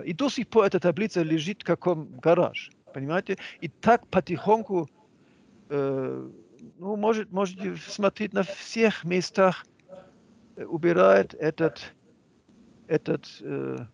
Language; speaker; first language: Russian; non-native, fluent; German